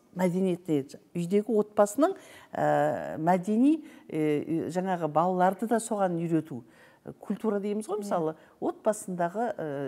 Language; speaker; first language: Kazakh; native; Kazakh